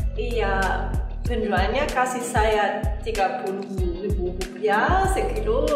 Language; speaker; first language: Indonesian; non-native, learner; German